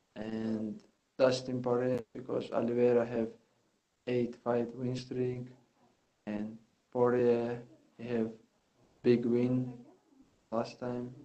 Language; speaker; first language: English; non-native, learner; Russian